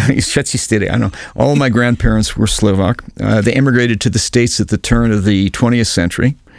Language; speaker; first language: English; native; English